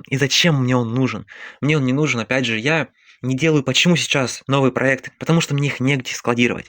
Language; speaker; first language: Russian; native; Russian